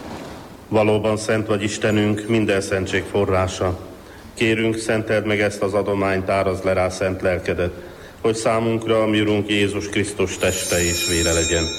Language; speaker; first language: Hungarian; native; Hungarian